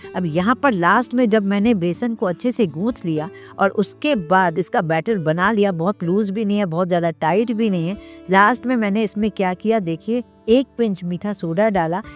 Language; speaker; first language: Hindi; non-native, local second language; Sindhi